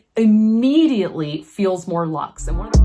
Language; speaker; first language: English; native; English